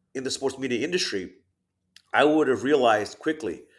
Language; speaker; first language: English; early bilingual, other home language; Thai